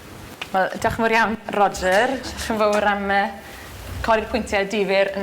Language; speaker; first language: Welsh; native; Welsh